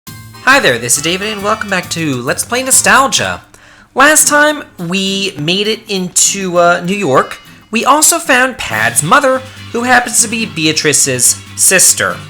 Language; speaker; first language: English; native; English